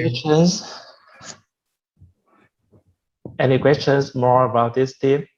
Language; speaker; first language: English; non-native, fluent; Vietnamese